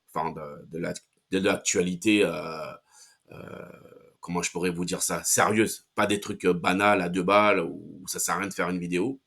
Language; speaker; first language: French; native; French